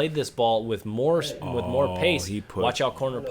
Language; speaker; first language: English; native; English